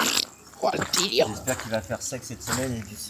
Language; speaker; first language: French; native; French